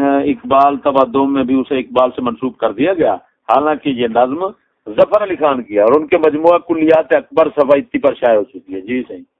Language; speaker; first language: Urdu; non-native, local second language; Punjabi